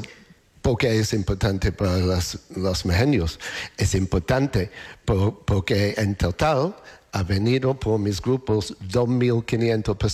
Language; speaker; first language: Spanish; non-native, learner; English